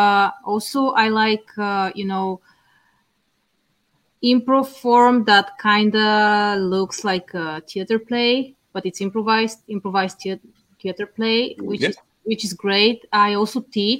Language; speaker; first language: English; non-native, fluent; Bulgarian